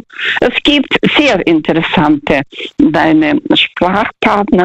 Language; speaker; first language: German; early bilingual, other home language; Russian